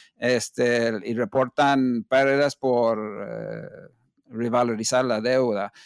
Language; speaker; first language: Spanish; non-native, fluent; English